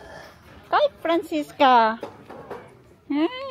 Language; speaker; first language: Dutch; non-native, learner; Filipino